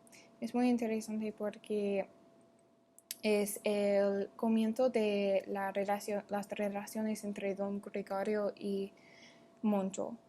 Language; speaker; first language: Spanish; non-native, learner; English